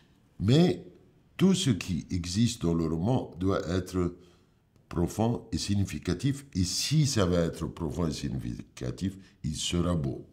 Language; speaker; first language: French; non-native, fluent; Arabic